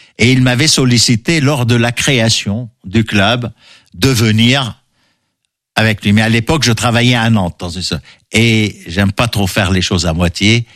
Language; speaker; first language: French; non-native, local second language; Arabic